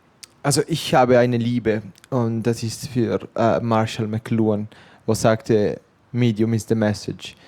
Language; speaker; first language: German; non-native, fluent; Italian